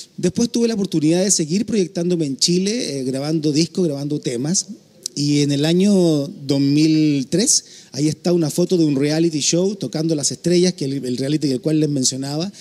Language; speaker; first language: Spanish; native; Spanish